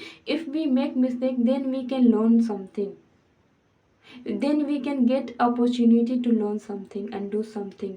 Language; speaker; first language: English; non-native, fluent; Hindi